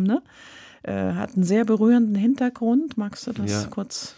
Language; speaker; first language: German; native; German